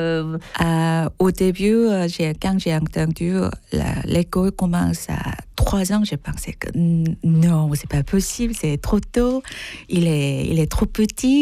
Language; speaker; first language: French; non-native, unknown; Korean